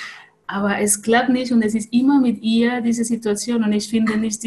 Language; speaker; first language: German; non-native, fluent; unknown